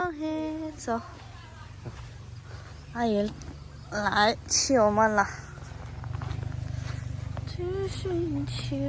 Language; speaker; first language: Chinese; non-native, learner; Vietnamese